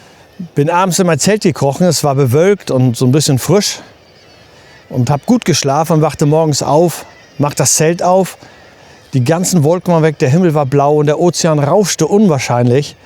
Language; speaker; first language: German; native; German